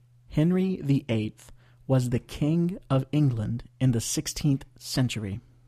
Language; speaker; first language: English; native; English